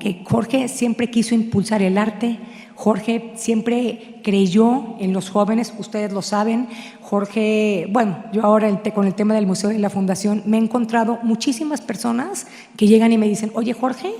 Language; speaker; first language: Spanish; native; Spanish